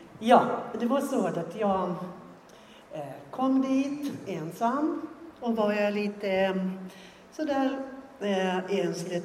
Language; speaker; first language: Swedish; non-native, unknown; Finnish